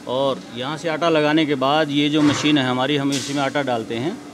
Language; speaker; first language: Hindi; native; Hindi